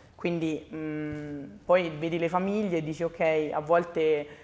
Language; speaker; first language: Italian; native; Italian